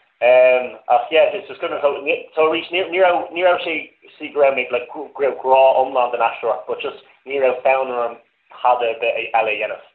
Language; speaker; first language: Irish; non-native, local second language; English